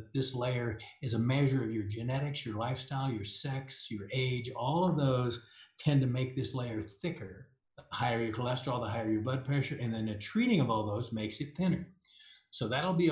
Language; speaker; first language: English; native; English